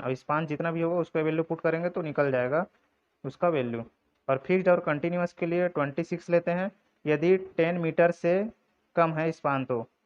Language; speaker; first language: Hindi; native; Hindi